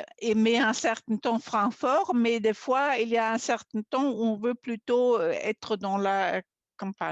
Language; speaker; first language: French; non-native, fluent; German